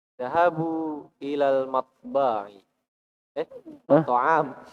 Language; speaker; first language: Arabic; non-native, learner; Indonesian